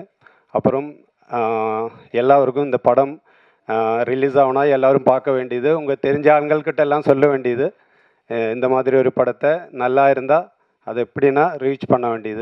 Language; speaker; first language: Tamil; non-native, learner; Malayalam